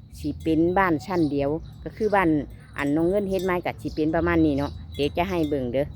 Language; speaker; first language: Thai; non-native, local second language; Lao